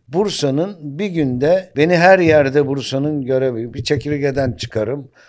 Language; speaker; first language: Turkish; native; Turkish